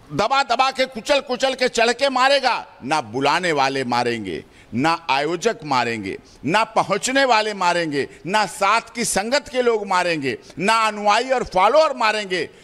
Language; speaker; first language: Hindi; native; Hindi